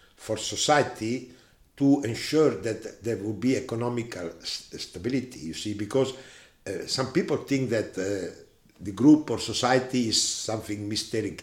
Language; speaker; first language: English; non-native, fluent; Italian